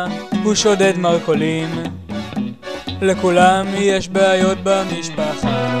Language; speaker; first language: Hebrew; native; Hebrew